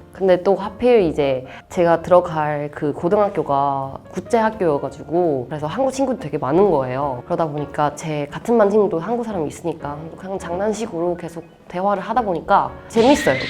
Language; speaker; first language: Korean; non-native, fluent; Chinese